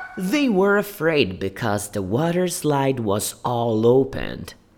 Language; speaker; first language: English; non-native, fluent; Portuguese